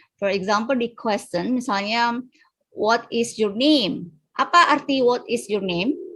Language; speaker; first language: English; non-native, fluent; Indonesian